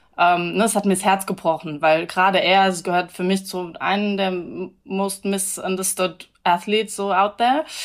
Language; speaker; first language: German; early bilingual, other home language; English